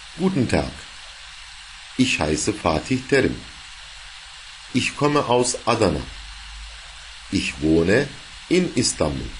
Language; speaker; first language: German; non-native, fluent; Turkish